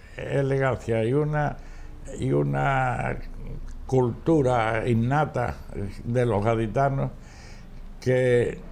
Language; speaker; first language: Spanish; native; Spanish